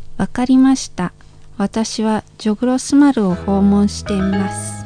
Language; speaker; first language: Japanese; non-native, learner; Indonesian